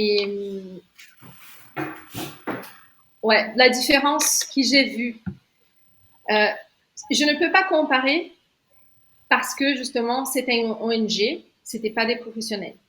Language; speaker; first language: French; non-native, fluent; Portuguese